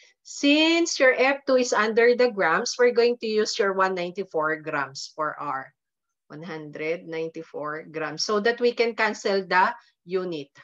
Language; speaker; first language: English; non-native, local second language; Filipino